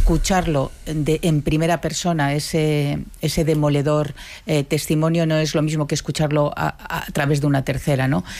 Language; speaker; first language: Spanish; native; Spanish